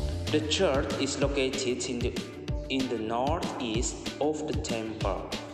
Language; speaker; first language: English; non-native, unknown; Indonesian